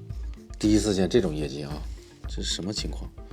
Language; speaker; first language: Chinese; native; Chinese